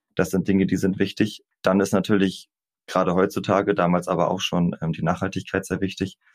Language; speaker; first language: German; native; German